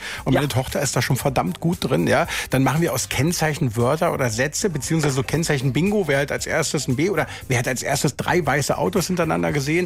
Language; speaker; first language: German; native; German